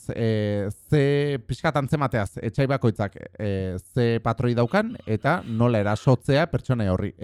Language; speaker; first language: Basque; non-native, local second language; Spanish